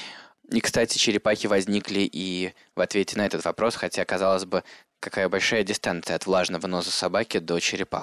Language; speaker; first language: Russian; native; Russian